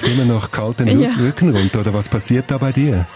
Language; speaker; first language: German; native; German